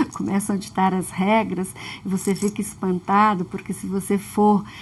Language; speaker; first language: Portuguese; early bilingual, other home language; Russian